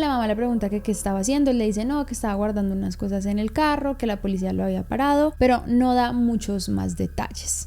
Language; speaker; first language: Spanish; native; Spanish